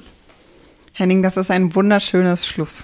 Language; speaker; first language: German; native; German